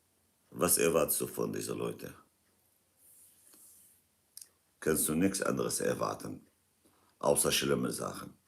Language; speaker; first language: German; non-native, fluent; Kurdish